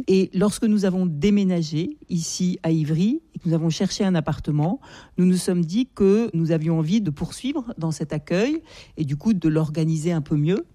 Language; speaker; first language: French; native; French